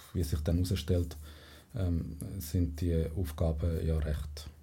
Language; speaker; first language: German; non-native, fluent; Spanish